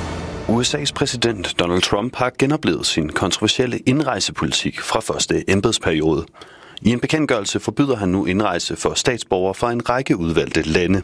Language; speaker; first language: Danish; native; Danish